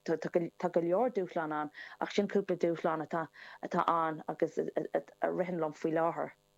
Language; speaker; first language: Irish; non-native, local second language; English